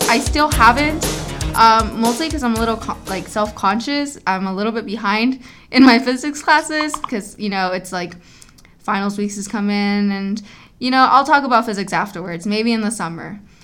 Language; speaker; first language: English; early bilingual, other home language; Spanish